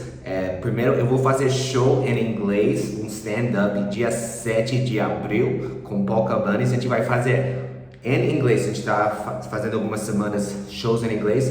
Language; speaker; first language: Portuguese; early bilingual, other home language; English